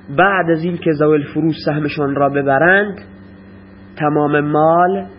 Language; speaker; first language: Persian; non-native, local second language; Baluchi